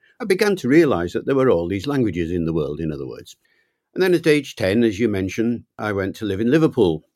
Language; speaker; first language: English; native; English